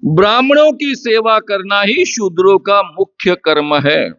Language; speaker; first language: Hindi; non-native, local second language; Marathi